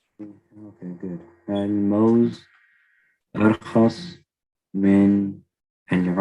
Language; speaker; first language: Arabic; non-native, learner; English